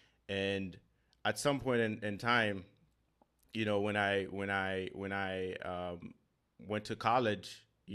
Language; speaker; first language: English; non-native, fluent; Haitian Creole